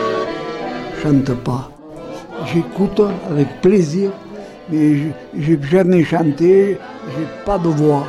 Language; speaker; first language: French; native; French